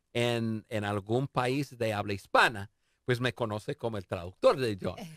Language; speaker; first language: Spanish; non-native, fluent; English